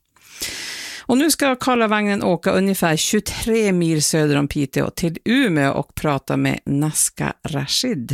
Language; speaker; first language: Swedish; native; Swedish